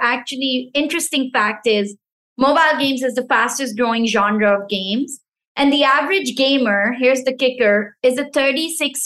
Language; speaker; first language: English; non-native, local second language; Pashto